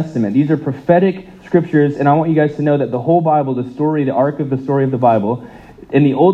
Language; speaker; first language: English; native; English